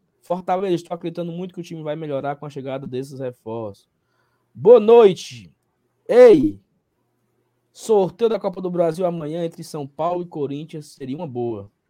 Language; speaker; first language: Portuguese; native; Portuguese